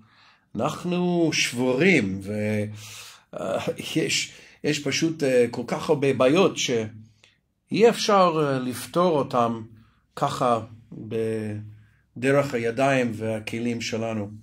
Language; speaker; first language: Hebrew; non-native, fluent; English